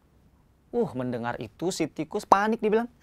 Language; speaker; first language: Indonesian; native; Indonesian